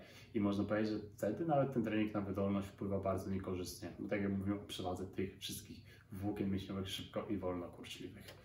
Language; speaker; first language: Polish; native; Polish